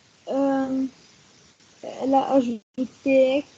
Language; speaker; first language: French; non-native, learner; Arabic